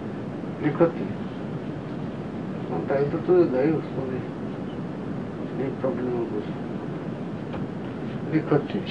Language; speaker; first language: Russian; non-native, learner; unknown